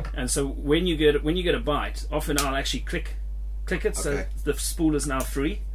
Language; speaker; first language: English; native; English